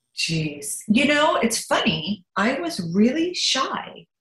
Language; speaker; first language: English; early bilingual, other home language; German